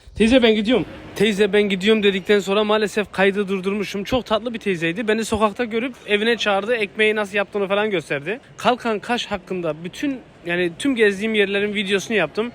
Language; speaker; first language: Turkish; native; Turkish